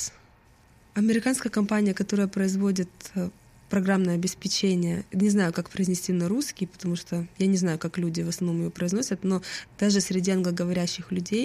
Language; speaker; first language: Russian; native; Russian